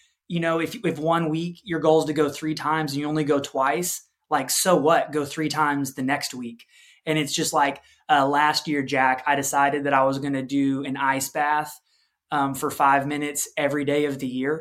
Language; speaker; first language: English; native; English